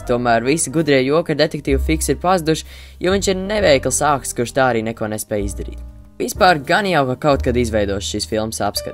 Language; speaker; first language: Latvian; native; Latvian